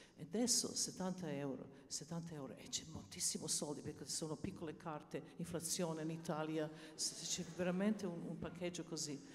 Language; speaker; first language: Italian; non-native, learner; Serbian